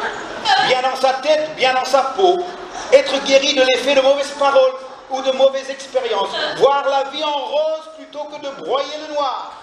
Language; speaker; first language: French; native; French